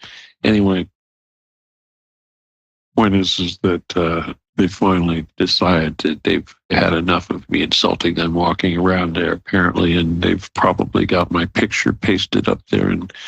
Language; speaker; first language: English; native; English